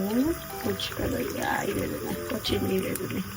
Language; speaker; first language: Japanese; non-native, fluent; Georgian